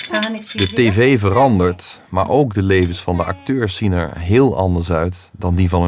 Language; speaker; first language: Dutch; native; Dutch